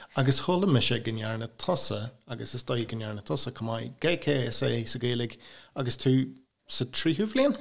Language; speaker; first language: Irish; non-native, local second language; English